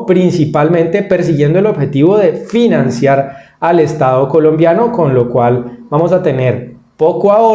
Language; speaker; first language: Spanish; native; Spanish